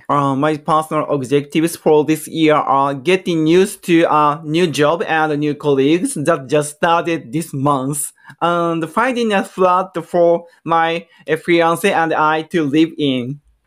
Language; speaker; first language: English; non-native, learner; Japanese